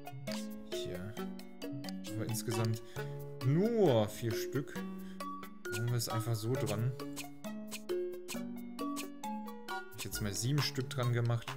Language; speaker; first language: German; native; German